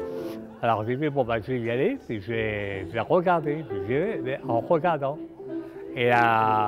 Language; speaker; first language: French; native; French